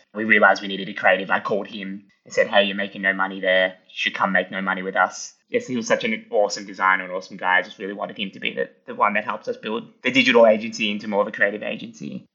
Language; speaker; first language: English; early bilingual, other home language; Italian